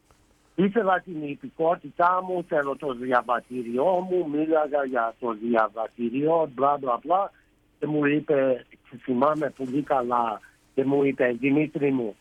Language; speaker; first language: Greek; early bilingual, heritage; Greek